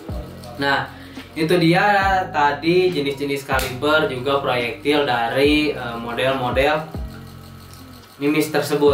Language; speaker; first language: Indonesian; native; Indonesian